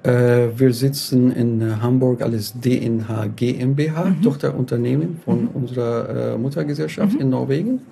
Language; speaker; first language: German; non-native, fluent; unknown